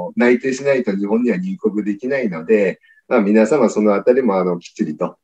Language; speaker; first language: Japanese; native; Japanese